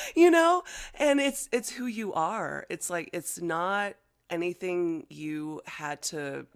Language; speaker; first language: English; early bilingual, other home language; Chinese